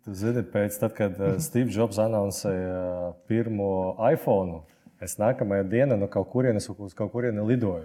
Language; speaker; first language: Latvian; native; Latvian